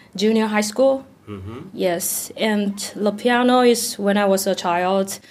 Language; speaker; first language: English; non-native, learner; Chinese